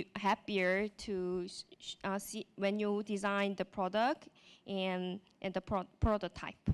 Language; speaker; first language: English; non-native, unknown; Korean